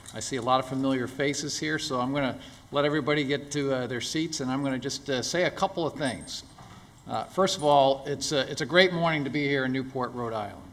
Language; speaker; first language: English; native; English